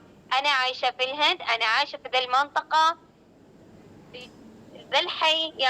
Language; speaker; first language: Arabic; non-native, learner; Hindi